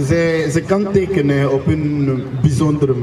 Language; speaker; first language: Dutch; non-native, fluent; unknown